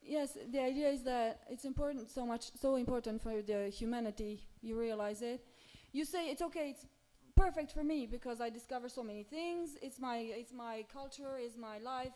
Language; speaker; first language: English; non-native, fluent; Romanian